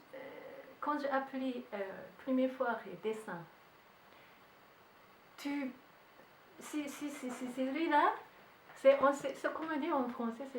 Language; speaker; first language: French; non-native, learner; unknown